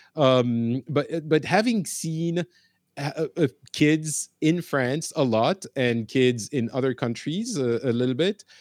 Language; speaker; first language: English; non-native, fluent; Arabic